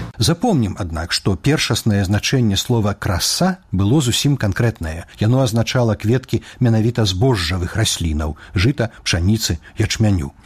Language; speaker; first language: Belarusian; native; Belarusian